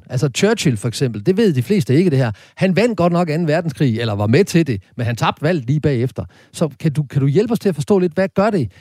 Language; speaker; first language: Danish; native; Danish